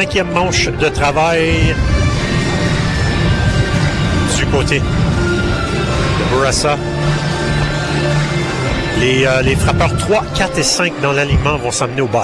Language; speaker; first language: French; native; French